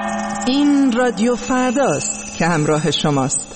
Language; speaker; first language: Persian; native; Persian